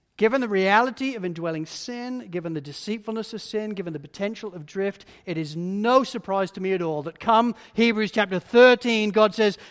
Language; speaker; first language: English; native; English